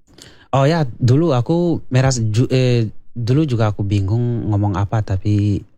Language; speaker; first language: Indonesian; non-native, learner; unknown